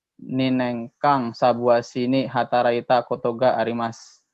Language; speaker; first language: Japanese; non-native, learner; Indonesian